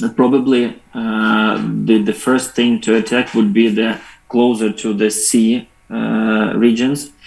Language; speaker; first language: English; non-native, fluent; Ukrainian